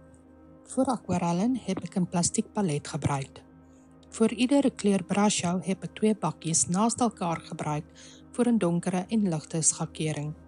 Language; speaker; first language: Dutch; native; Dutch